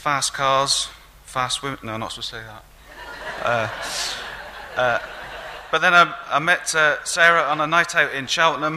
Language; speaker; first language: English; native; English